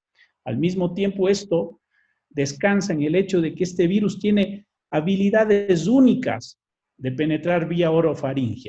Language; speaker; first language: Spanish; native; Spanish